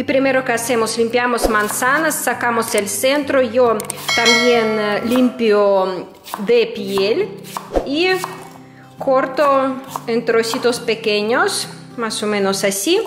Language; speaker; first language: Spanish; non-native, fluent; Russian